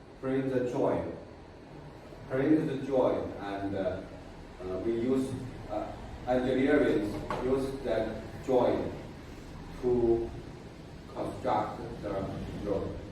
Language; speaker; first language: English; non-native, fluent; Chinese